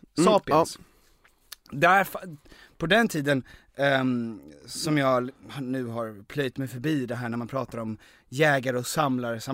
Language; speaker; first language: Swedish; native; Swedish